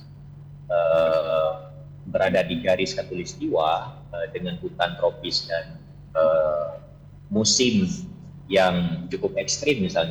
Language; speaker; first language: Indonesian; non-native, local second language; Achinese